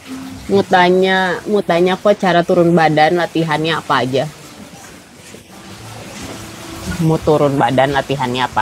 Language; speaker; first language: Indonesian; native; Indonesian